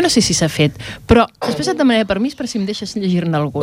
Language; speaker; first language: Catalan; native; Catalan